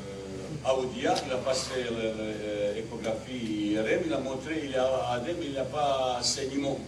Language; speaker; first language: French; non-native, learner; Bosnian